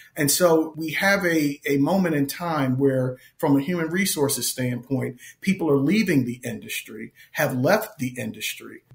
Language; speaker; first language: English; native; English